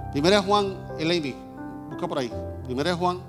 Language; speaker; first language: Spanish; native; Spanish